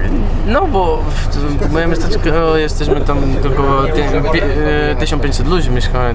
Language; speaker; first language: Polish; non-native, learner; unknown